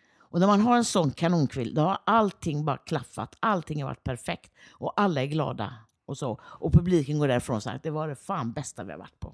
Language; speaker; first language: Swedish; native; Swedish